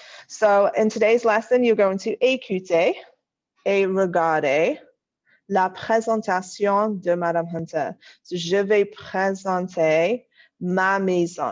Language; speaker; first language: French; non-native, fluent; English